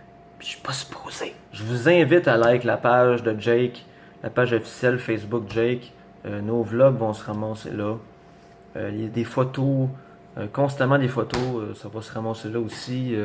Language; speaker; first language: French; native; French